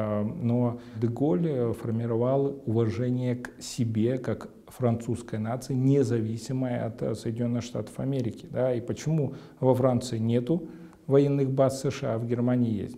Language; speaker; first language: Russian; native; Russian